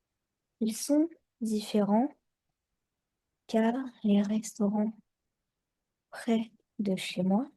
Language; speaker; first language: French; non-native, learner; Chinese